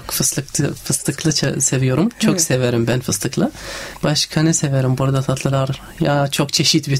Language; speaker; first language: Turkish; non-native, fluent; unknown